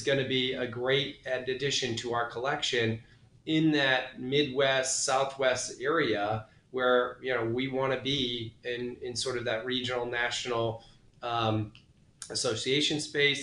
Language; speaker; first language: English; native; English